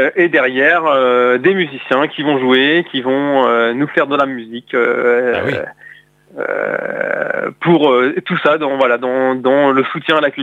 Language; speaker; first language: French; native; French